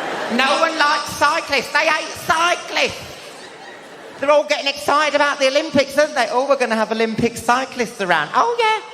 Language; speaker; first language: English; native; English